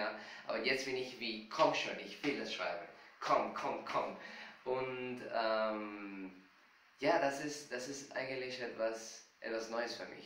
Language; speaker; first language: German; non-native, fluent; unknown